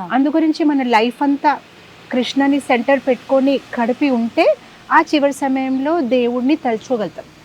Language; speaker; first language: Telugu; non-native, fluent; Gujarati